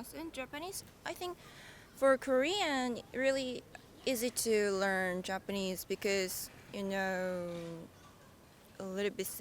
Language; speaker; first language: English; non-native, learner; Korean